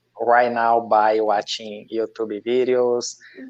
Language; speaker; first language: English; non-native, learner; Portuguese